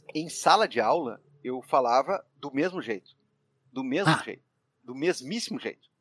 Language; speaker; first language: Portuguese; native; Portuguese